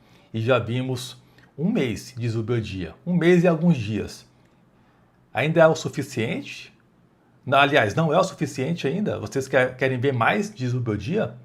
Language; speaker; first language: Portuguese; native; Portuguese